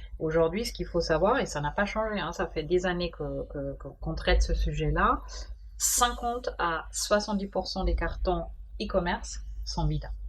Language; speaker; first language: French; non-native, fluent; German